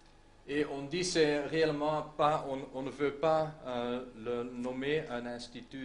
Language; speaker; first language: French; non-native, local second language; Dutch